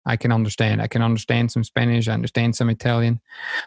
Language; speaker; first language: English; non-native, fluent; German